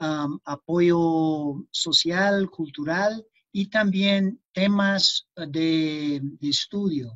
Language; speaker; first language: Spanish; non-native, fluent; English